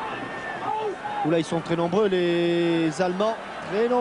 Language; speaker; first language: French; native; French